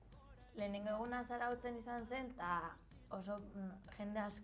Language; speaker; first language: Basque; non-native, local second language; Spanish